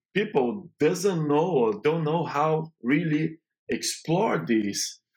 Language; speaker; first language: English; non-native, learner; Portuguese